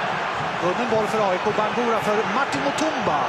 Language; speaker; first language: Swedish; native; Swedish